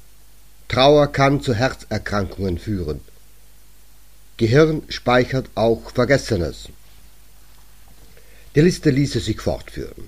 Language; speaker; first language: German; native; German